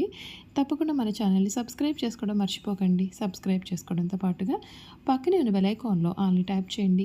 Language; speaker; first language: Telugu; native; Telugu